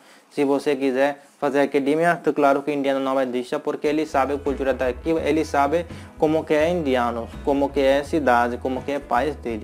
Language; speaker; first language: Portuguese; non-native, learner; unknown